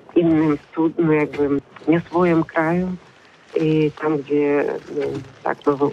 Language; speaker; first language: Polish; non-native, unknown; Ukrainian